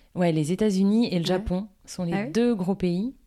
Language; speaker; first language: French; native; French